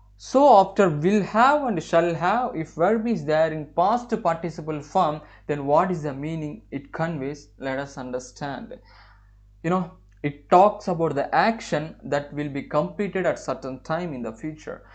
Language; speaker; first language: English; non-native, local second language; Telugu